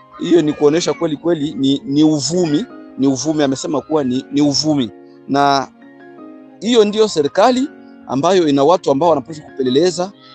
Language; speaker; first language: Swahili; non-native, local second language; Bembe